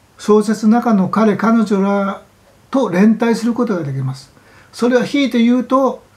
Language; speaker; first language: Japanese; native; Japanese